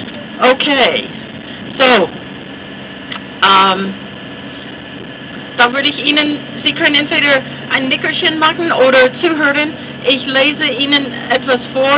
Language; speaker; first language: German; non-native, fluent; English